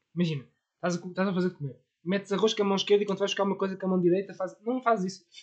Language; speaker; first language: Portuguese; native; Portuguese